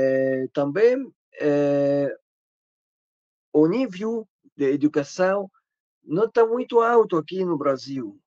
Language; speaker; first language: Portuguese; non-native, learner; Arabic